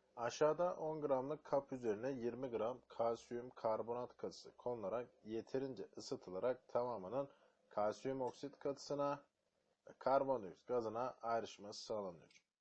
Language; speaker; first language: Turkish; native; Turkish